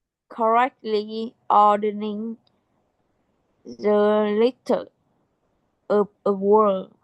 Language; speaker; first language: English; non-native, learner; Vietnamese